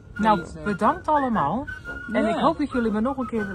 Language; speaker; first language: Dutch; native; Dutch